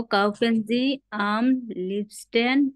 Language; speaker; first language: German; non-native, learner; Bangla